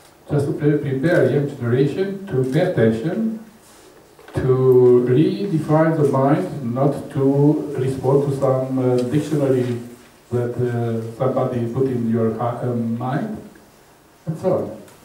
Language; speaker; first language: English; non-native, fluent; Romanian